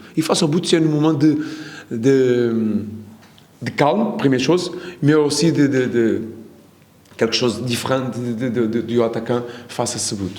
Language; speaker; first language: French; non-native, learner; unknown